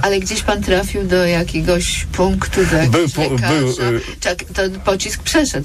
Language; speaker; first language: Polish; native; Polish